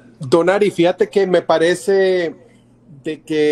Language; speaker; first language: Spanish; native; Spanish